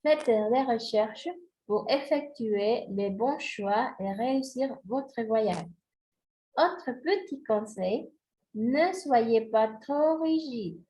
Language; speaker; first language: French; non-native, fluent; Spanish